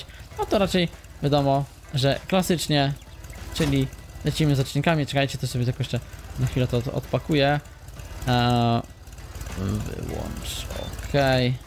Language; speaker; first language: Polish; native; Polish